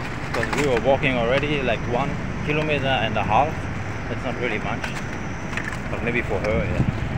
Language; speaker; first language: English; non-native, fluent; German